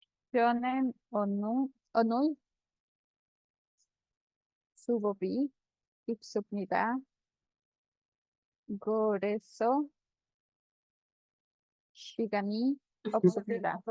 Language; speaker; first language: Korean; non-native, learner; Spanish